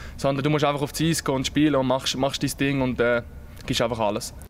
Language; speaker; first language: German; native; German